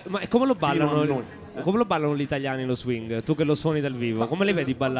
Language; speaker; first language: Italian; native; Italian